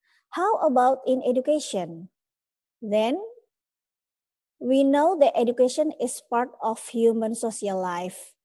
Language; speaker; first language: English; non-native, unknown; Indonesian